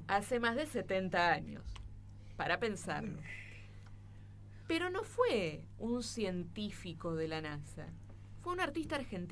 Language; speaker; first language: Spanish; native; Spanish